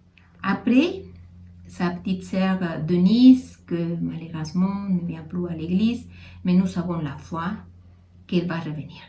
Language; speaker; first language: French; non-native, fluent; Spanish